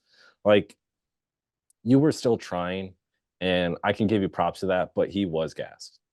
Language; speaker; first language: English; native; English